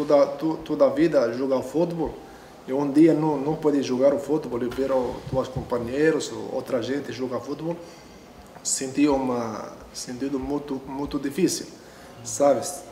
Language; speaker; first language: Portuguese; non-native, learner; Arabic